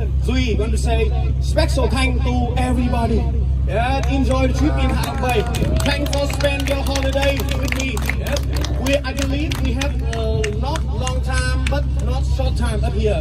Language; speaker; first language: English; non-native, learner; Vietnamese